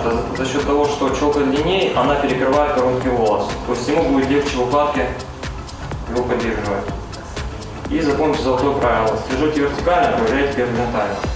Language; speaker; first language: Russian; native; Russian